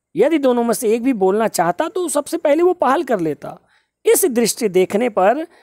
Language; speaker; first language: Hindi; native; Hindi